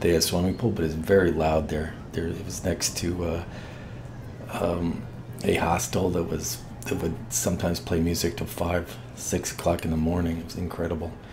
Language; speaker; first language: English; native; English